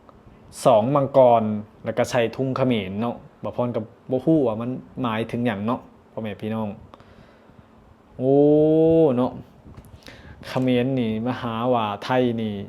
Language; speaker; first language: Thai; non-native, local second language; Northeastern Thai